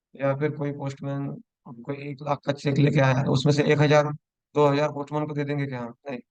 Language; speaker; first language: Hindi; non-native, local second language; Marathi